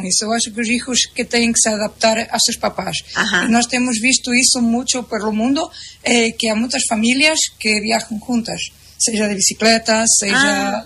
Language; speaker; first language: Spanish; non-native, learner; Portuguese